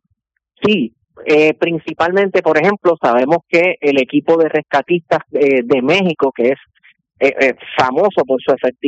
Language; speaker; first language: Spanish; native; Spanish